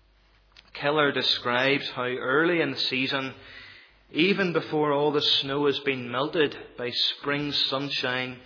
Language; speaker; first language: English; native; English